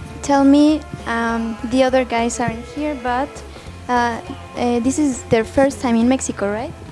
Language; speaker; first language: English; non-native, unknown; Spanish